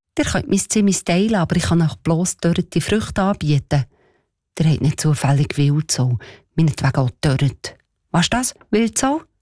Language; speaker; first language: German; native; German